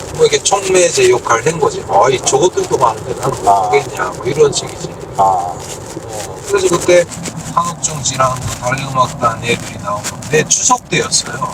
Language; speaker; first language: Korean; native; Korean